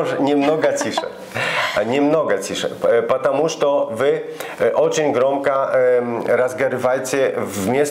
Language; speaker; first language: Russian; non-native, learner; Polish